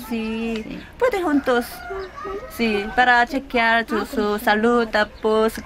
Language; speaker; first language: Spanish; non-native, learner; Korean